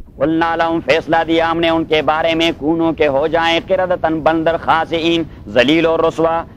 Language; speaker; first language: Urdu; non-native, local second language; Pashto